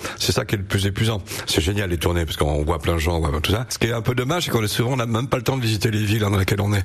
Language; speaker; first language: French; native; French